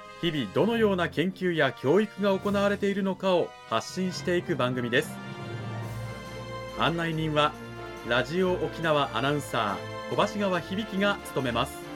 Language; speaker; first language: Japanese; native; Japanese